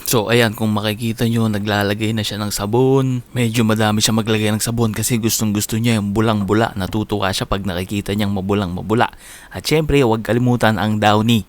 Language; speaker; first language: Filipino; native; Filipino